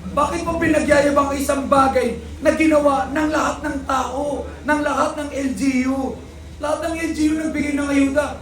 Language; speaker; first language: Filipino; native; Filipino